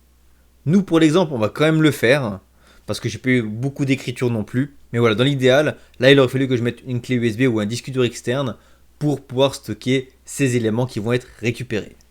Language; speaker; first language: French; native; French